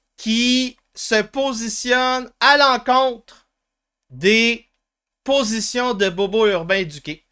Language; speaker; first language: French; native; French